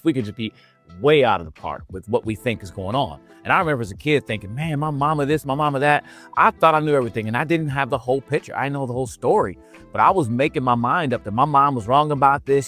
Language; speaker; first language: English; native; English